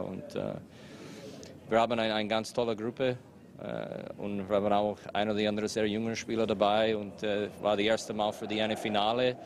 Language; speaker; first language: German; non-native, fluent; English